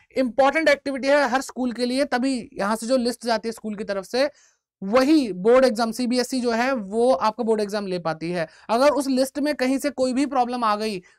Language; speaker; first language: Hindi; native; Hindi